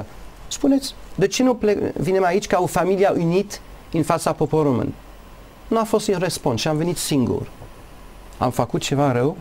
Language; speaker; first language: Romanian; non-native, learner; English